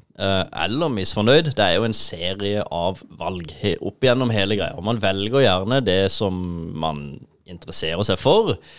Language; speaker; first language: Norwegian; native; Norwegian